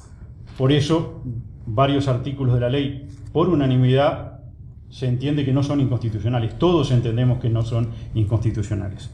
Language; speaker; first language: Spanish; native; Spanish